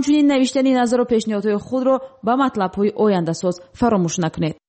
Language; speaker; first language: Tajik; native; Tajik